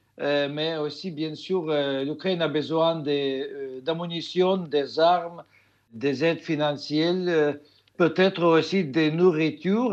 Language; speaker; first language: French; non-native, fluent; Russian